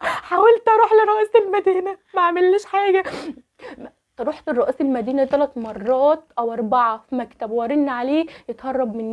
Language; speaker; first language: Arabic; native; Arabic